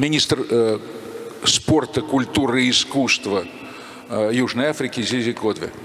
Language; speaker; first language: Russian; native; Russian